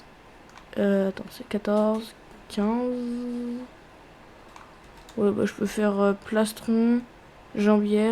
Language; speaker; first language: French; native; French